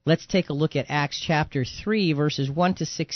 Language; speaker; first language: English; native; English